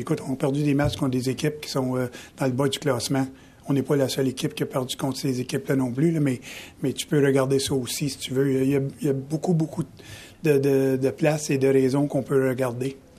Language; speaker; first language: French; native; French